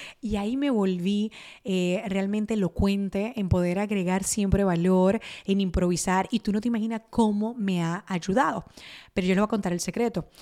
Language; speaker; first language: Spanish; early bilingual, other home language; Italian